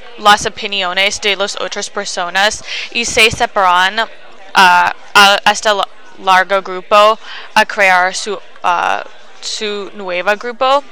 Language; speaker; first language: Spanish; non-native, learner; English